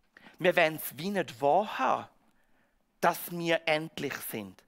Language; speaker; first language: German; native; German